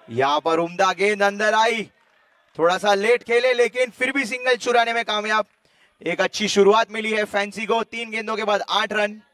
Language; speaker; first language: Hindi; non-native, local second language; Gujarati